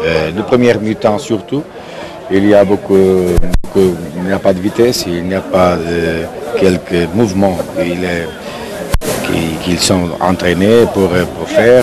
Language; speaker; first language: French; non-native, fluent; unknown